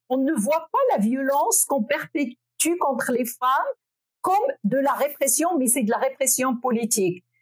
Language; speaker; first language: French; non-native, local second language; Arabic